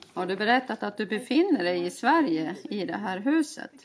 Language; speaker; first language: Swedish; native; Swedish